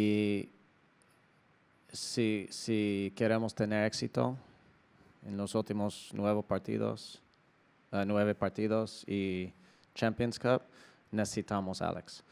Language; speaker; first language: Spanish; non-native, learner; English